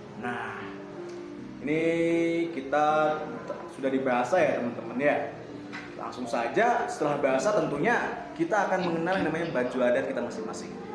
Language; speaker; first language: Indonesian; native; Indonesian